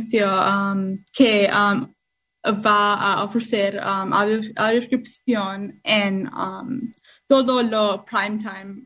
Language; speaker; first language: Spanish; non-native, learner; English